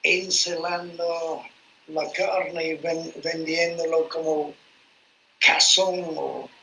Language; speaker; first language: Spanish; non-native, fluent; English